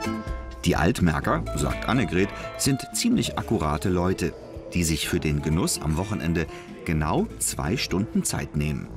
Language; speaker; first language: German; native; German